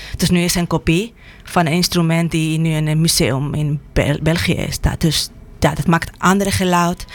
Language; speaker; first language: Dutch; non-native, fluent; Spanish